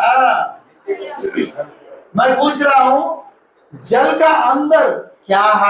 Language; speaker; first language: Hindi; non-native, local second language; Telugu